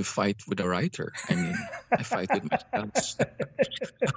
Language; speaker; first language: English; non-native, local second language; Hiligaynon